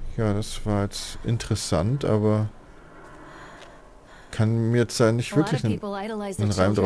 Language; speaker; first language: German; native; German